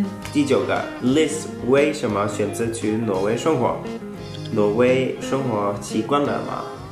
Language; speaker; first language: Chinese; non-native, learner; Norwegian